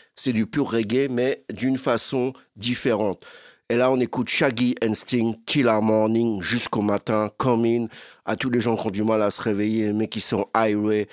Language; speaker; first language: French; native; French